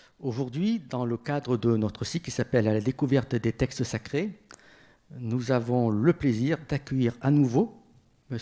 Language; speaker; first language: French; native; French